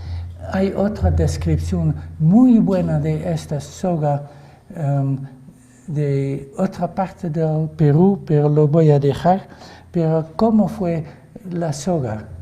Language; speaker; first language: Spanish; non-native, fluent; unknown